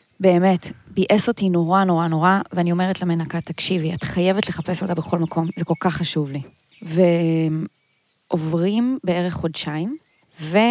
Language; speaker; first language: Hebrew; native; Hebrew